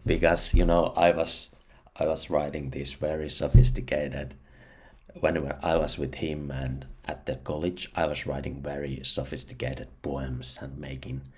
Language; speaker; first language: English; non-native, fluent; Finnish